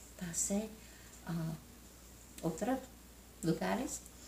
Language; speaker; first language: Spanish; non-native, learner; English